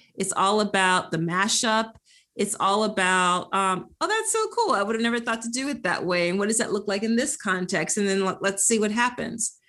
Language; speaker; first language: English; native; English